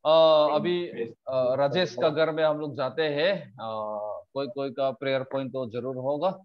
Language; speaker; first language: Hindi; non-native, local second language; Mizo